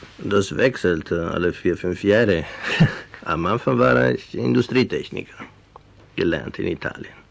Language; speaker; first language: German; non-native, fluent; Venetian